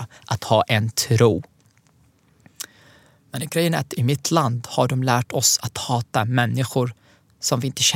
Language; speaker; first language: Swedish; non-native, learner; Arabic